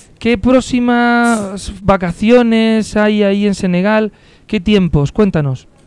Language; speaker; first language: Spanish; native; Spanish